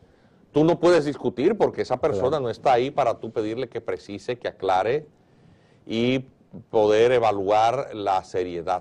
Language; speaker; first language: Spanish; native; Spanish